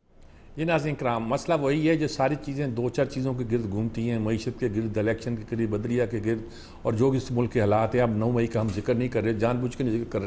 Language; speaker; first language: Urdu; native; Urdu